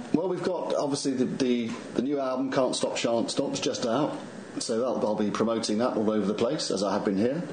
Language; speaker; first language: English; native; English